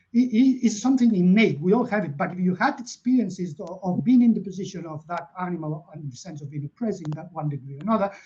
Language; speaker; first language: English; non-native, fluent; Catalan